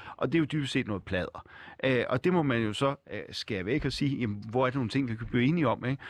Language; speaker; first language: Danish; native; Danish